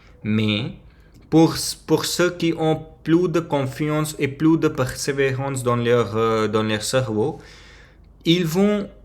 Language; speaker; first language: French; non-native, learner; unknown